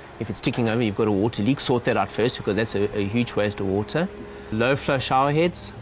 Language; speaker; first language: English; native; English